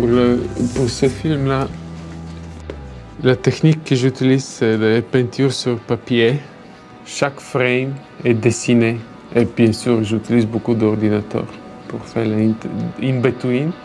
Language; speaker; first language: French; non-native, fluent; Bulgarian